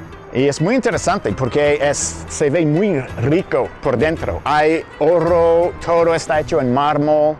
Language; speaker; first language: Spanish; non-native, fluent; English